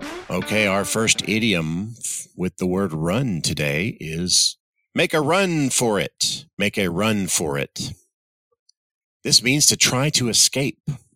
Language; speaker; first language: English; native; English